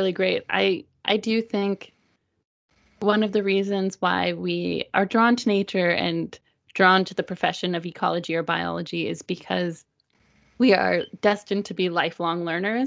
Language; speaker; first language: English; native; English